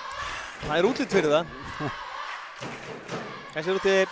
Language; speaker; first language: Icelandic; native; Icelandic